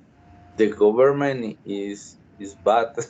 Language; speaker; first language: English; non-native, learner; Spanish